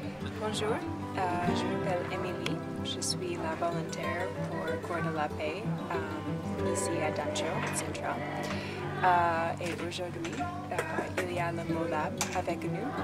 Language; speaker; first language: French; non-native, fluent; English